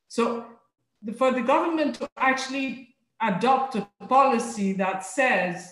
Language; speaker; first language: English; non-native, fluent; French